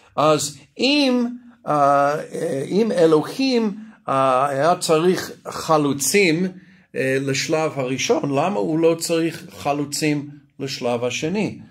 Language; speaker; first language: Hebrew; non-native, fluent; Russian